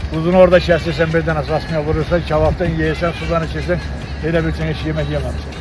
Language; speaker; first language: Azerbaijani; native; Azerbaijani